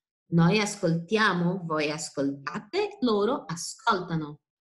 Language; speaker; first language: Italian; non-native, fluent; Portuguese